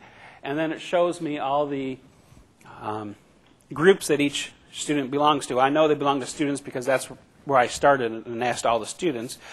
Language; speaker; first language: English; native; English